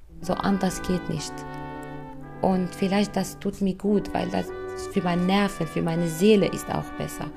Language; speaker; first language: German; non-native, fluent; Arabic